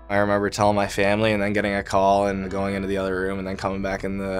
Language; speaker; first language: English; native; English